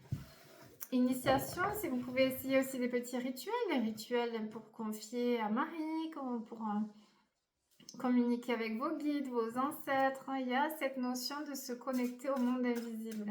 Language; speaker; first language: French; native; French